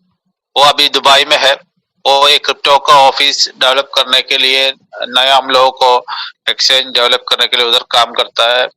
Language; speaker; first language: Hindi; non-native, local second language; Malayalam